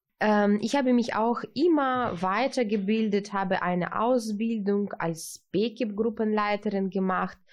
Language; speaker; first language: German; early bilingual, heritage; Russian